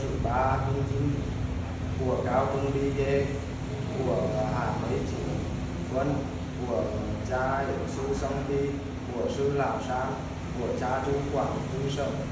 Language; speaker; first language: Chinese; non-native, learner; Vietnamese